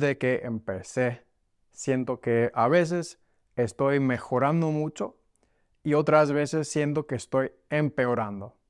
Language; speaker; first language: Spanish; non-native, fluent; English